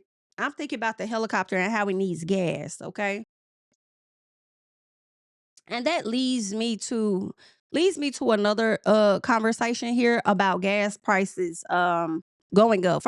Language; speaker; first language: English; native; English